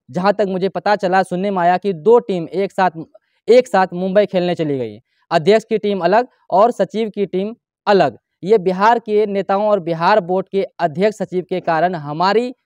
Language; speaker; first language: Hindi; native; Hindi